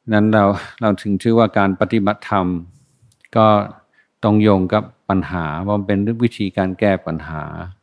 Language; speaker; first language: Thai; non-native, fluent; English